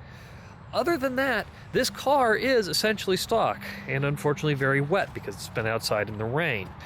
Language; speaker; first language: English; native; English